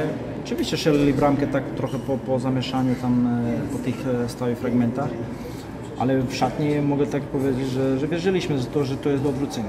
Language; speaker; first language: Polish; non-native, fluent; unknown